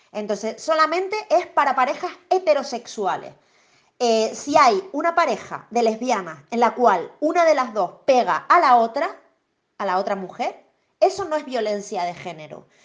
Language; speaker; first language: Spanish; native; Spanish